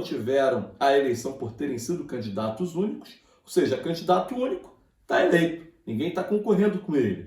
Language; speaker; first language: Portuguese; native; Portuguese